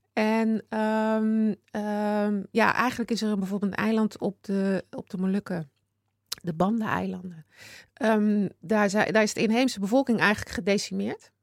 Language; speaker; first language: Dutch; native; Dutch